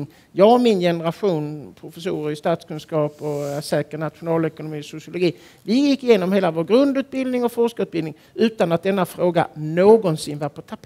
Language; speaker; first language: Swedish; native; Swedish